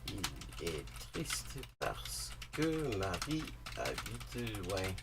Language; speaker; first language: French; non-native, learner; English